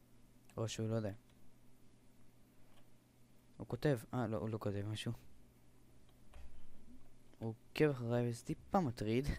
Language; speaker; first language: Hebrew; native; Hebrew